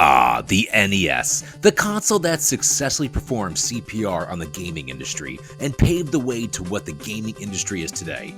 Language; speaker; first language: English; native; English